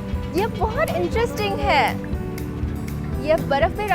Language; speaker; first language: Hindi; non-native, fluent; Chinese